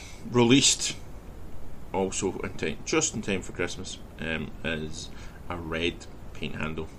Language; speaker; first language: English; native; English